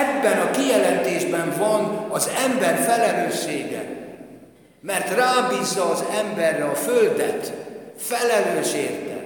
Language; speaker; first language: Hungarian; native; Hungarian